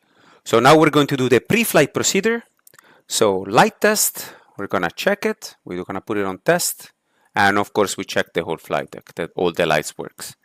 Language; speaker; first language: English; non-native, fluent; Italian